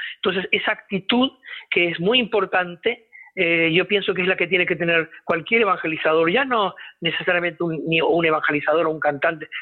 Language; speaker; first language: Spanish; native; Spanish